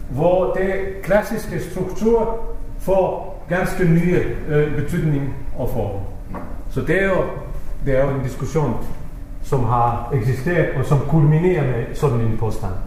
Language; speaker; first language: Danish; non-native, fluent; Bosnian